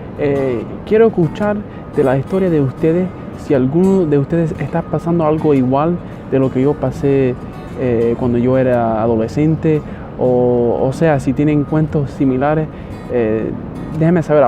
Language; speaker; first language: Spanish; early bilingual, heritage; Spanish